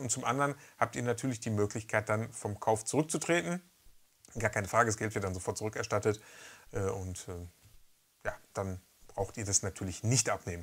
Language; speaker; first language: German; native; German